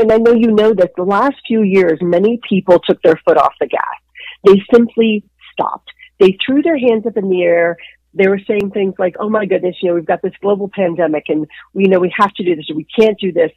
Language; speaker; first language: English; native; English